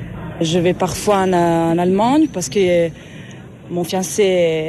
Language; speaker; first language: French; non-native, learner; Italian